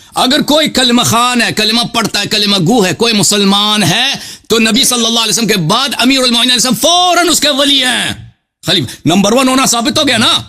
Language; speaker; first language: Urdu; non-native, fluent; Persian